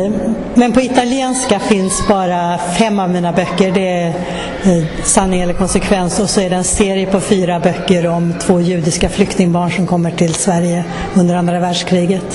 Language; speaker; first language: Swedish; native; Swedish